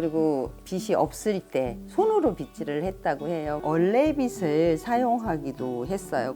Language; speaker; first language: Korean; native; Korean